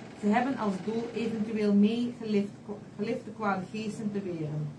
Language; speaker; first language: Dutch; native; Dutch